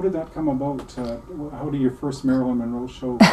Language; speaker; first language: English; native; English